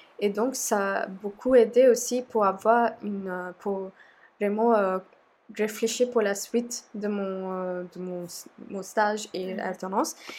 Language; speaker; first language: French; non-native, fluent; Sinhala